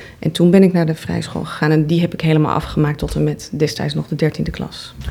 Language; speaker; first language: Dutch; native; Dutch